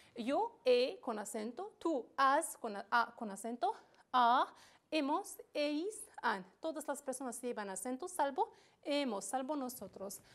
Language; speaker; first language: Spanish; non-native, fluent; Arabic